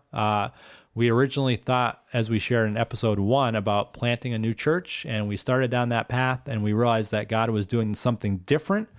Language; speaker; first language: English; native; English